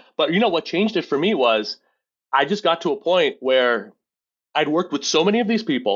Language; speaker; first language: English; native; English